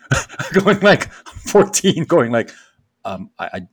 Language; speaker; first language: English; non-native, local second language; Filipino